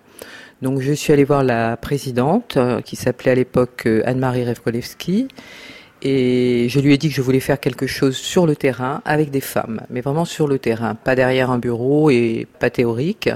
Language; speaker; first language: French; native; French